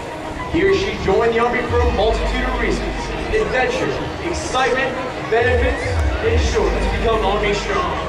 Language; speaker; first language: English; native; English